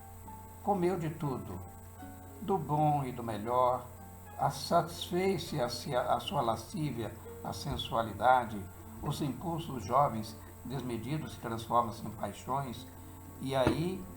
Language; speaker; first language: Portuguese; native; Portuguese